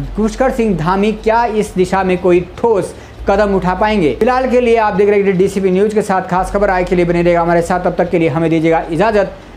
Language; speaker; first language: Hindi; native; Hindi